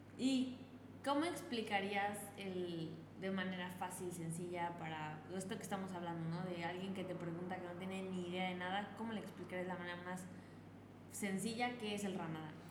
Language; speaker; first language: Spanish; native; Spanish